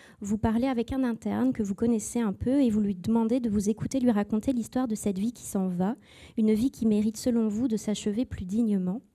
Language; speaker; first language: French; native; French